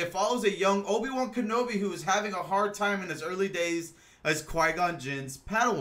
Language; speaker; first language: English; native; English